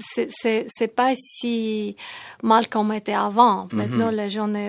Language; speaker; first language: French; non-native, fluent; Tajik